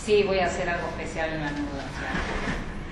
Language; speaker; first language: Spanish; native; Spanish